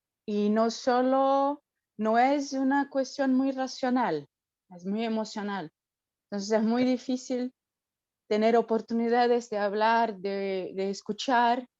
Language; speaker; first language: Spanish; non-native, fluent; Portuguese